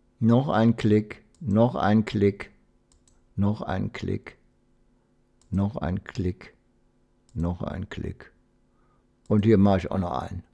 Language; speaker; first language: German; native; German